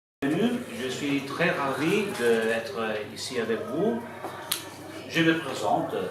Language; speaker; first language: French; non-native, fluent; Italian